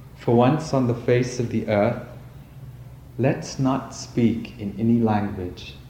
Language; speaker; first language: English; native; English